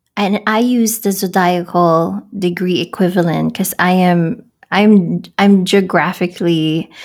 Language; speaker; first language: English; non-native, local second language; Filipino